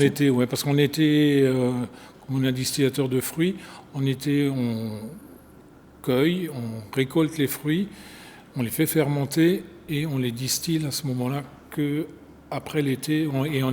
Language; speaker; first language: French; native; French